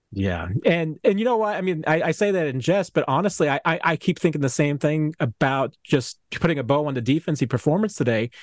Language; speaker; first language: English; native; English